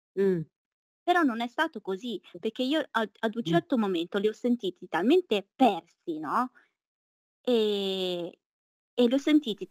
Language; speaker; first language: Italian; early bilingual, other home language; Chinese